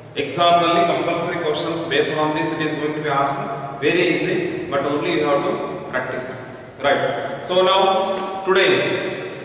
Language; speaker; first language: English; non-native, local second language; Kannada